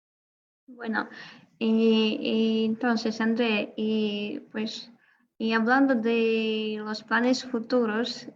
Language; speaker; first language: Spanish; non-native, fluent; Russian